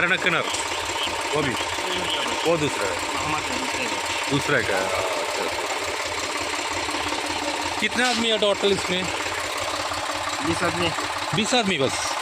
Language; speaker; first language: Hindi; non-native, local second language; Malayalam